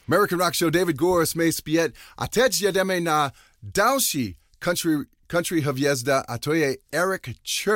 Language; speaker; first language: Czech; non-native, learner; English